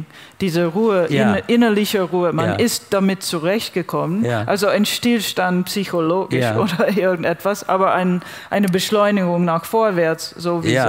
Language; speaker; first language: German; non-native, fluent; English